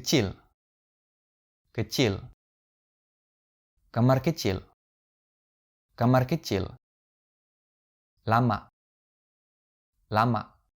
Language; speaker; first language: Indonesian; non-native, fluent; French